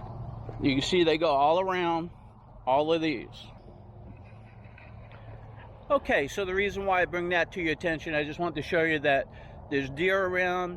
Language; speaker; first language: English; native; English